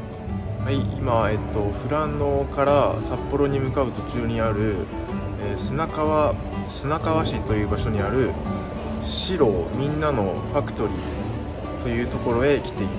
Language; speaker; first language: Japanese; native; Japanese